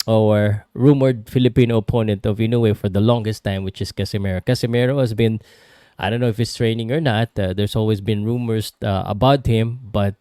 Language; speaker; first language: English; non-native, local second language; Filipino